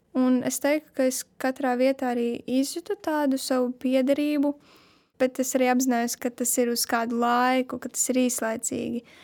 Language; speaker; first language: Latvian; non-native, local second language; Russian